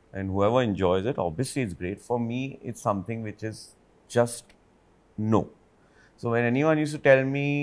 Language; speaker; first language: English; non-native, local second language; Hindi